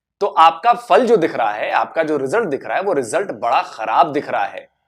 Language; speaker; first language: Hindi; native; Hindi